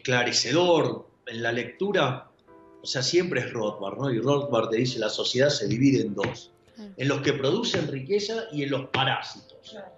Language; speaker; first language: Spanish; native; Spanish